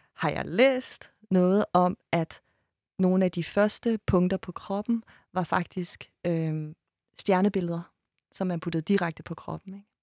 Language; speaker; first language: Danish; early bilingual, other home language; Persian